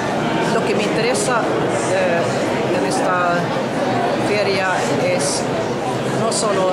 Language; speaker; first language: Spanish; non-native, fluent; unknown